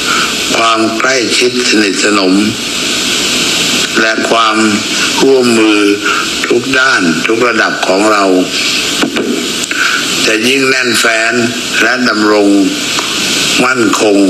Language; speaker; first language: Thai; native; Thai